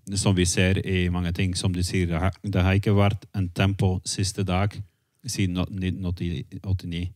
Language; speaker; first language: Norwegian; non-native, fluent; Dutch